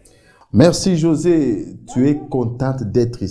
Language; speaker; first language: French; non-native, fluent; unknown